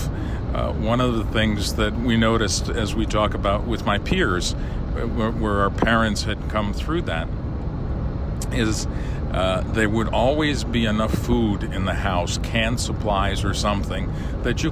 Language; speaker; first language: English; early bilingual, other home language; Lithuanian